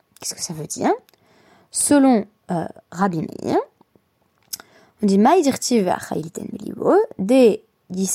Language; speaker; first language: French; native; French